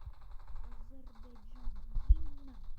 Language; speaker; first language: Russian; non-native, fluent; Armenian